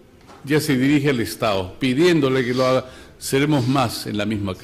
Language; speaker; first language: Spanish; native; Spanish